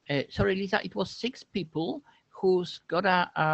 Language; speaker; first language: English; non-native, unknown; Polish